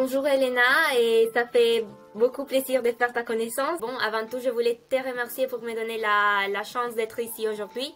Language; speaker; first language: French; non-native, fluent; Italian